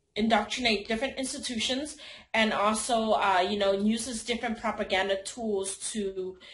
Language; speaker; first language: English; non-native, fluent; Khmer